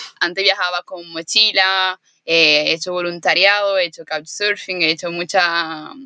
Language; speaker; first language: Spanish; non-native, fluent; Italian